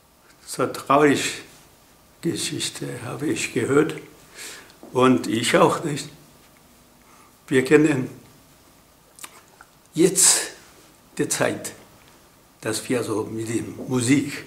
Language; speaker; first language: German; non-native, learner; Japanese